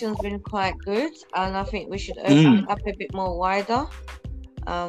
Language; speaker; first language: English; non-native, local second language; Ganda